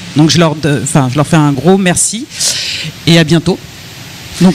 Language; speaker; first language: French; native; French